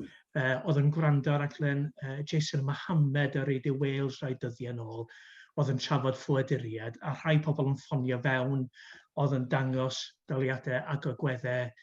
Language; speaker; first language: Welsh; native; Welsh